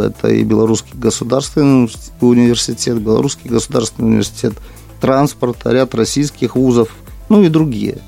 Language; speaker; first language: Russian; native; Russian